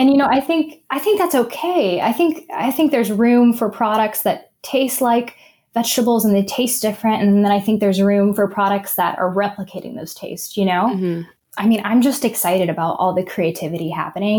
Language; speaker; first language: English; native; English